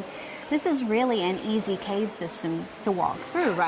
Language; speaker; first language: English; native; English